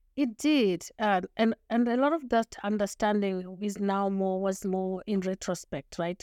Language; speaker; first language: English; non-native, local second language; Shona